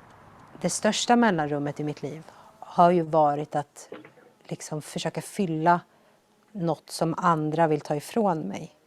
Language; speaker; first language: Swedish; early bilingual, other home language; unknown